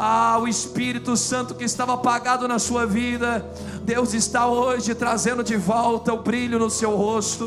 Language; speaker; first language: Portuguese; native; Portuguese